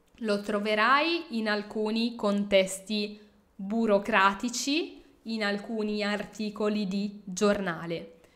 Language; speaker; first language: Italian; native; Italian